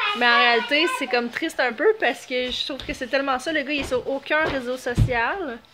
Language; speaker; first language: French; native; French